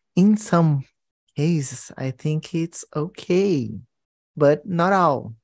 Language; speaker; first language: English; non-native, fluent; Portuguese